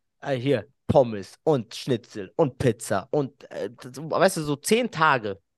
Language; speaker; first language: German; early bilingual, other home language; Arabic